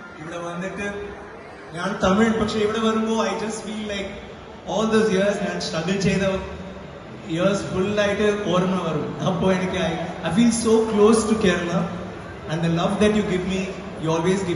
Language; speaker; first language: Malayalam; non-native, learner; Tamil